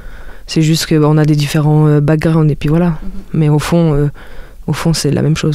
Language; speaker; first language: French; native; French